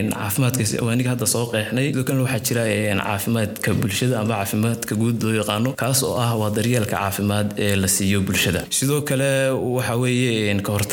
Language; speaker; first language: Somali; native; Somali